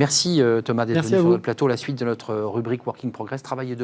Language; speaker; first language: French; native; French